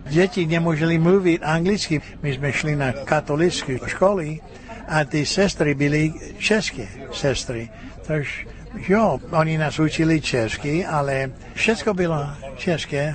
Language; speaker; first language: Czech; early bilingual, heritage; Czech